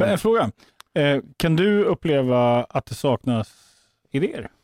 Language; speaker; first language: Swedish; native; Swedish